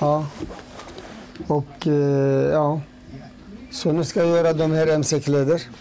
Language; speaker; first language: Swedish; non-native, learner; Turoyo